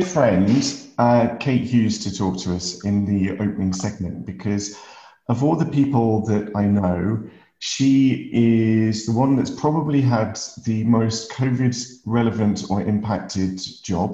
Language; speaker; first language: English; native; English